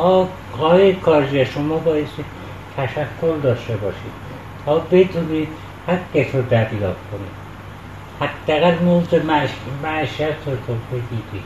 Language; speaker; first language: Persian; non-native, local second language; Central Kurdish